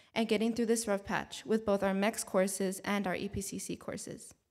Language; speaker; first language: English; early bilingual, other home language; Spanish